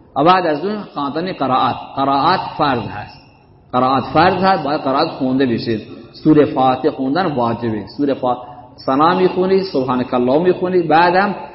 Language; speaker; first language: Persian; native; Persian